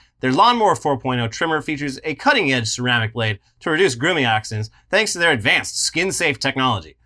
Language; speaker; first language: English; native; English